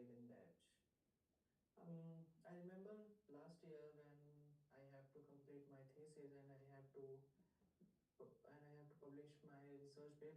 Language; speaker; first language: English; non-native, learner; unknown